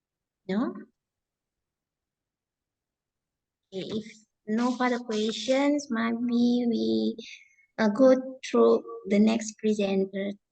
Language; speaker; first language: English; non-native, fluent; Indonesian